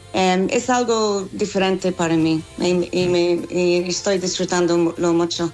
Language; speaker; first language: Spanish; non-native, fluent; English